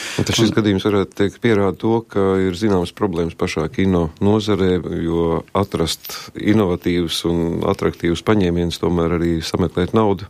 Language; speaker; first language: Latvian; native; Latvian